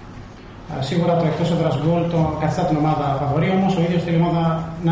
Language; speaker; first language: Greek; native; Greek